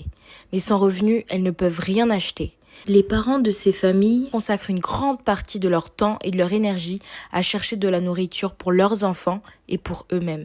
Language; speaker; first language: French; native; French